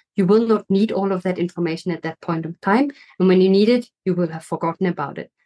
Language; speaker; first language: English; non-native, fluent; German